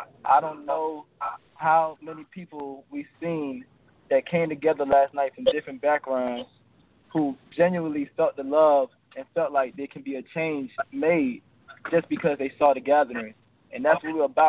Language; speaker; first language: English; native; English